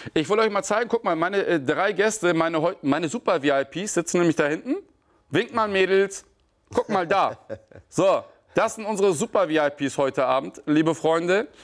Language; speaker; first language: German; early bilingual, other home language; Turkish